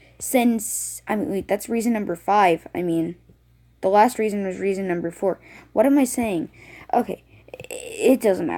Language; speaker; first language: English; native; English